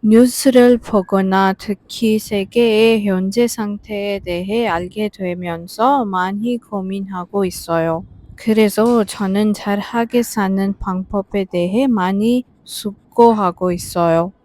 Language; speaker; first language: Korean; non-native, fluent; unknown